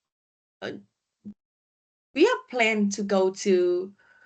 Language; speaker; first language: English; non-native, learner; Vietnamese